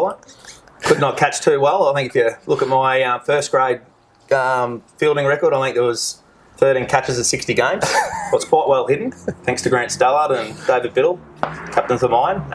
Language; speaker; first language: English; native; English